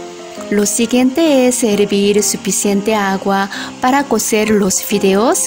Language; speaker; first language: Spanish; non-native, fluent; Korean